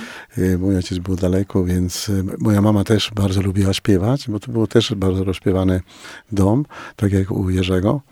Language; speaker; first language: Polish; non-native, fluent; Spanish